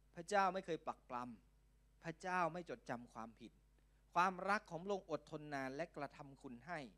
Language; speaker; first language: Thai; non-native, local second language; Lao